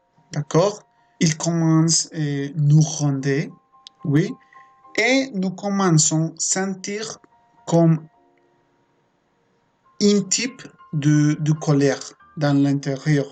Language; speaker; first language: French; non-native, fluent; Spanish